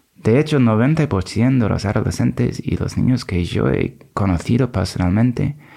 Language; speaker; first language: Spanish; non-native, fluent; English